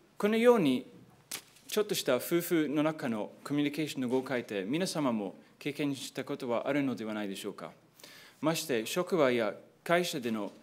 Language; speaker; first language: Japanese; non-native, fluent; English